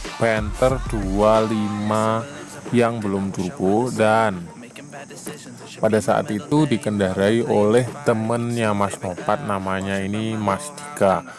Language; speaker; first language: Indonesian; non-native, local second language; Javanese